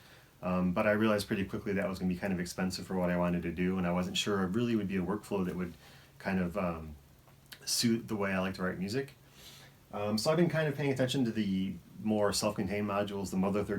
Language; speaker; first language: English; native; English